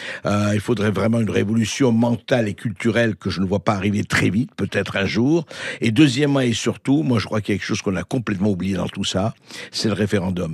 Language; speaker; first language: French; native; French